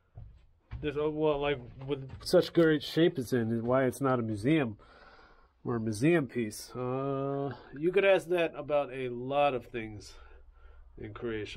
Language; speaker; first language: English; native; English